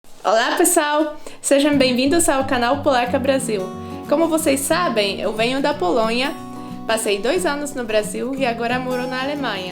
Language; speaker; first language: Portuguese; non-native, fluent; Polish